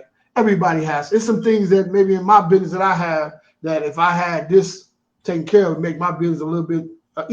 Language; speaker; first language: English; native; English